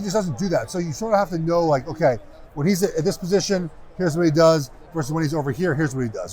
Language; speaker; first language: English; native; English